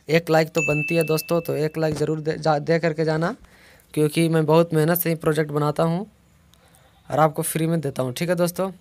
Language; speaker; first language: Hindi; native; Hindi